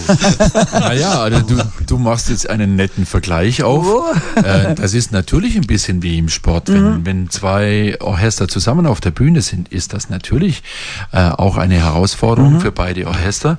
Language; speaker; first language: German; native; German